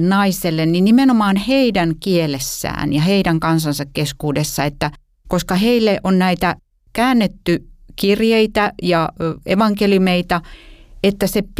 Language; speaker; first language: Finnish; native; Finnish